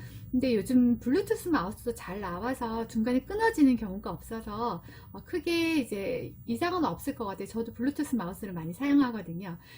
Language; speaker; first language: Korean; native; Korean